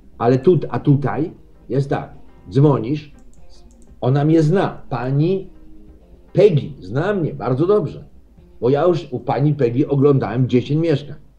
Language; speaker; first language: Polish; native; Polish